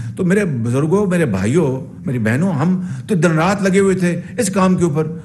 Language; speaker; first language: Urdu; non-native, local second language; Punjabi